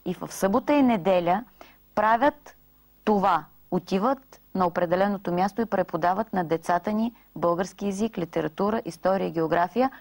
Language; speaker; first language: Bulgarian; native; Bulgarian